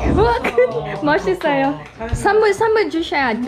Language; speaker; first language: Korean; non-native, local second language; Filipino